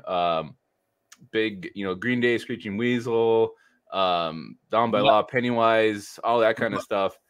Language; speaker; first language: English; native; English